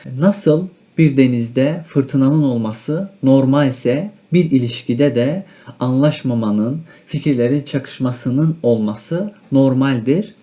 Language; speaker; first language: Turkish; native; Turkish